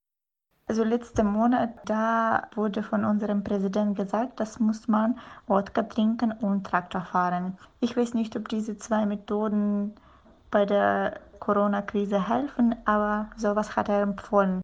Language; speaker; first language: German; non-native, fluent; Russian